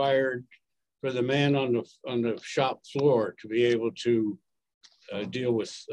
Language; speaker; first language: English; native; English